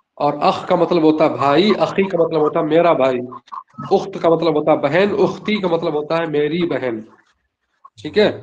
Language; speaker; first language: Urdu; native; Urdu